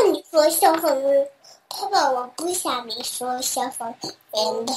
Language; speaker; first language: Chinese; early bilingual, heritage; Chinese